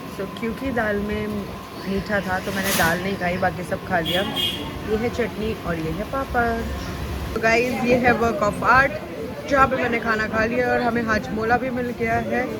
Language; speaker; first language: Hindi; native; Hindi